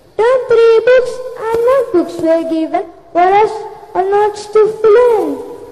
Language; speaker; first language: English; non-native, local second language; Tamil